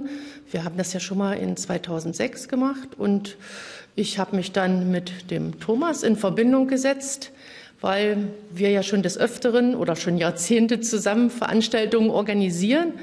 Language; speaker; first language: German; native; German